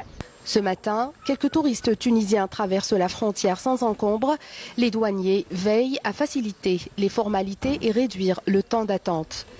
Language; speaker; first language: French; non-native, local second language; Arabic